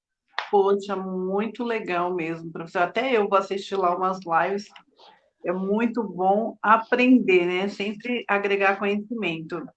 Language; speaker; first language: Portuguese; native; Portuguese